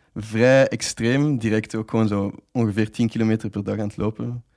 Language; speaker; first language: Dutch; native; Dutch